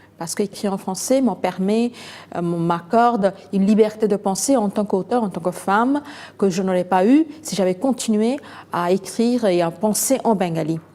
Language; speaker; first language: French; non-native, fluent; Bangla